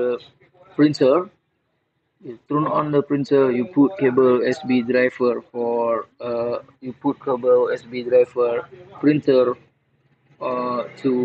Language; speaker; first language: English; non-native, learner; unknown